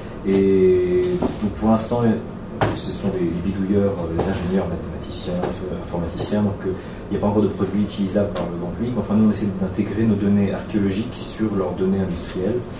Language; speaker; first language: French; native; French